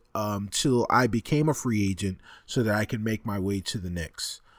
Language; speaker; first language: English; native; English